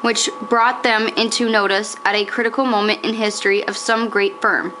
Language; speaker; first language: English; native; English